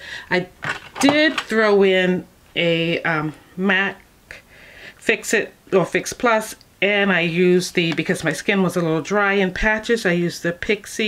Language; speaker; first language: English; native; English